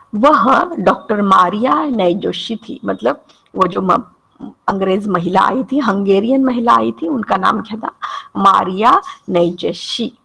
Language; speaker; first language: Hindi; non-native, local second language; Marathi